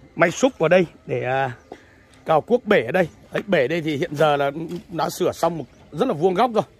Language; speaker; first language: Vietnamese; non-native, local second language; Hmong